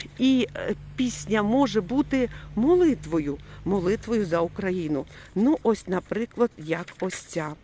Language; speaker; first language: Ukrainian; non-native, local second language; Russian